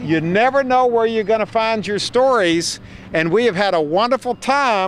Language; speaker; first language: English; native; English